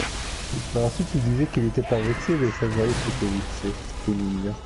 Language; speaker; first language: French; native; French